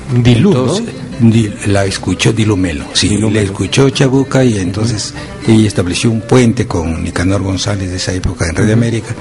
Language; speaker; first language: Spanish; native; Spanish